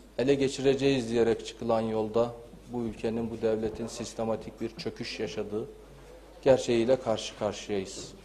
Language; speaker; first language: Turkish; native; Turkish